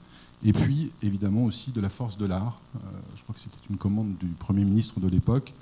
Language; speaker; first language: French; native; French